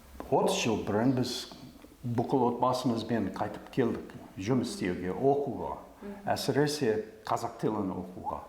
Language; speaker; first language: Kazakh; non-native, fluent; English